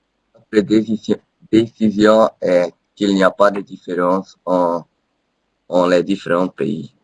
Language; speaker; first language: French; non-native, learner; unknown